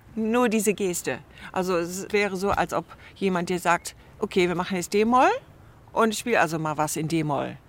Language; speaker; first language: German; early bilingual, other home language; English